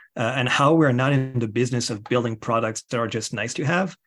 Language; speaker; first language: English; non-native, fluent; French